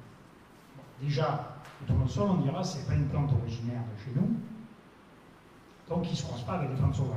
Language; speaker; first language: French; native; French